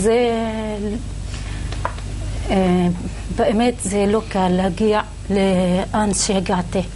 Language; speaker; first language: Hebrew; non-native, local second language; Arabic